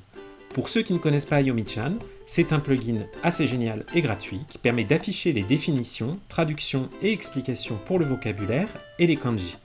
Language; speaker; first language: French; native; French